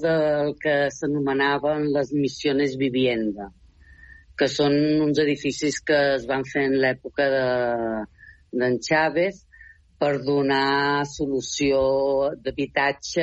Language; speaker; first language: Catalan; native; Catalan